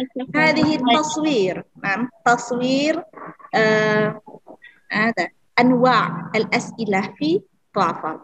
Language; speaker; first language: Arabic; non-native, fluent; Indonesian